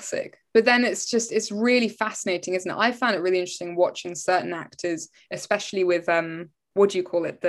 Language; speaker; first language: English; native; English